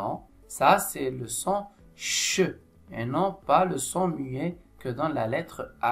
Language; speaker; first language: French; non-native, local second language; Arabic